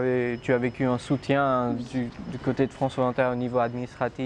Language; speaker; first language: French; non-native, fluent; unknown